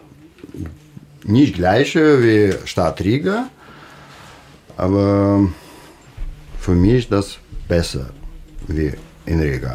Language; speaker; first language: German; non-native, learner; Russian